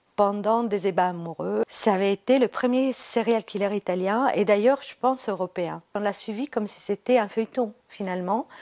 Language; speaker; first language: French; non-native, fluent; Italian